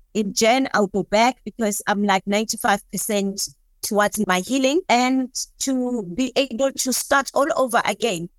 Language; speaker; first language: English; non-native, local second language; Southern Sotho